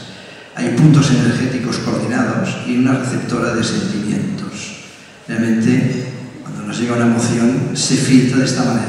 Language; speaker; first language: Spanish; native; Spanish